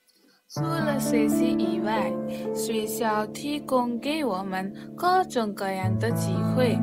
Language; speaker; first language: Chinese; non-native, fluent; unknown